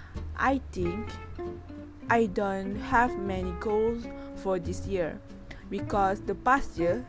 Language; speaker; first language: English; non-native, learner; Malay